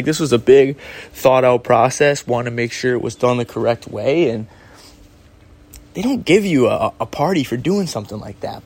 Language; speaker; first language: English; native; English